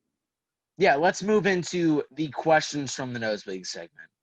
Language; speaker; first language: English; native; English